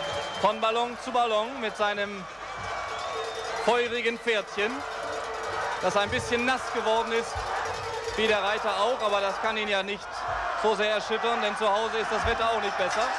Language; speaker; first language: German; native; German